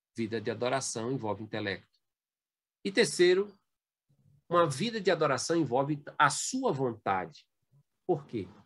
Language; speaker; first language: Portuguese; native; Portuguese